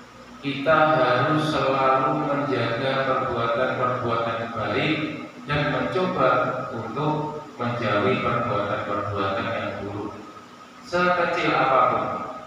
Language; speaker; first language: Indonesian; non-native, local second language; Javanese